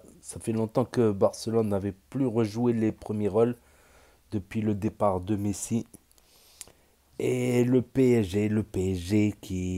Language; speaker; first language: French; native; French